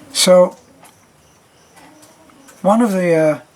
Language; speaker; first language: English; native; English